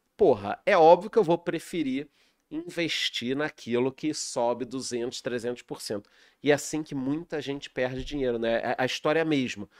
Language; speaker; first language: Portuguese; native; Portuguese